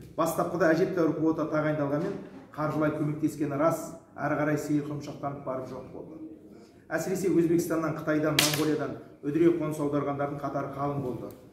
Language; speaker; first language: Kazakh; early bilingual, heritage; Kazakh